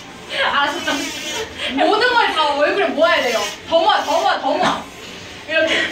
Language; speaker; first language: Korean; native; Korean